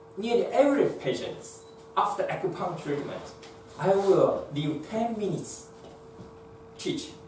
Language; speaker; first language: English; non-native, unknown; Chinese